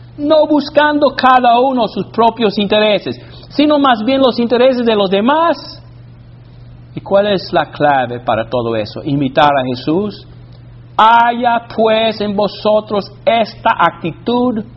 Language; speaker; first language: Spanish; non-native, fluent; English